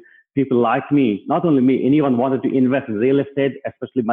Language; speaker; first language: English; non-native, local second language; Telugu